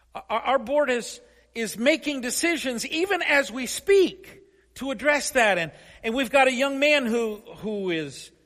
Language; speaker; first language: English; native; English